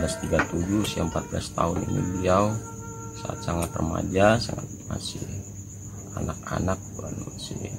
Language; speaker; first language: Indonesian; native; Indonesian